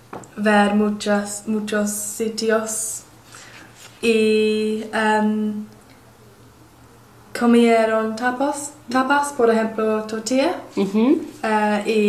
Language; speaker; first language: Spanish; non-native, learner; English